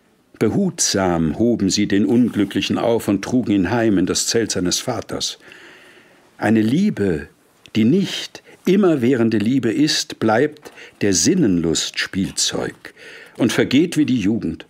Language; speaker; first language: German; native; German